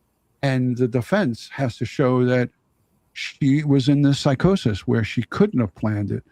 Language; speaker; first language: English; native; English